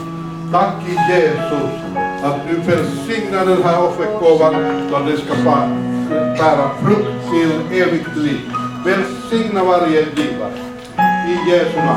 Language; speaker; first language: Swedish; non-native, fluent; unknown